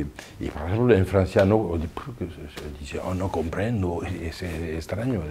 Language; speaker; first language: Spanish; non-native, fluent; French